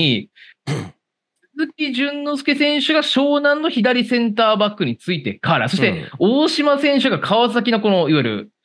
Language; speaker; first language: Japanese; native; Japanese